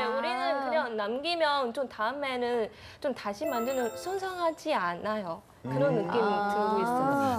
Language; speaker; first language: Korean; non-native, fluent; Chinese